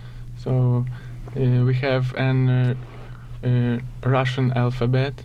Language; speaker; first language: English; non-native, learner; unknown